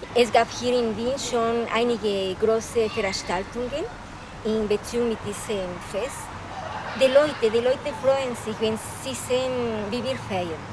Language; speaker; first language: German; non-native, fluent; Spanish